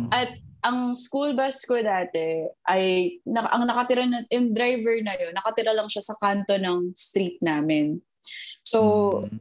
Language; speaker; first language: Filipino; early bilingual, heritage; Filipino